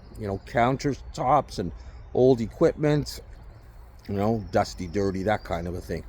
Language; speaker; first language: English; native; English